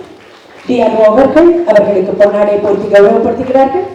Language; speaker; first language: Tamil; native; Tamil